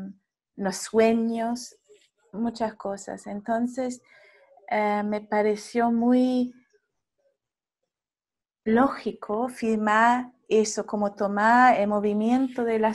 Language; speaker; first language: Spanish; non-native, fluent; German